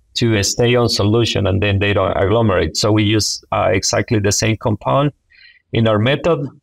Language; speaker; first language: English; non-native, fluent; Spanish